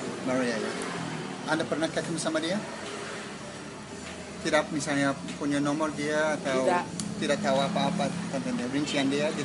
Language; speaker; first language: Indonesian; non-native, learner; English